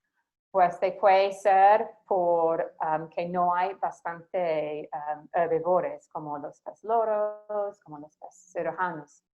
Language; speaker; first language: Spanish; non-native, fluent; English